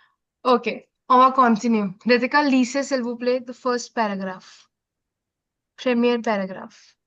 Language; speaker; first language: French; non-native, fluent; Hindi